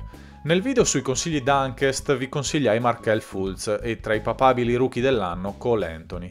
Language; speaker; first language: Italian; native; Italian